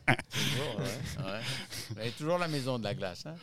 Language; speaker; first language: French; native; French